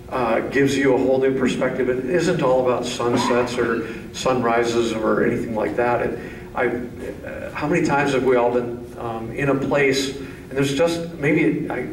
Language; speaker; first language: English; native; English